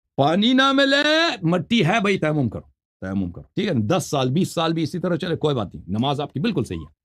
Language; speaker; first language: Urdu; non-native, fluent; Persian